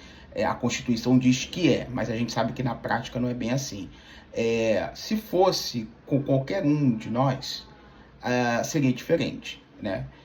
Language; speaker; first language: Portuguese; native; Portuguese